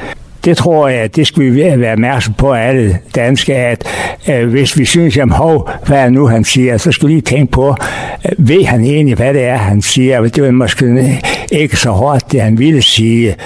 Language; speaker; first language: Danish; native; Danish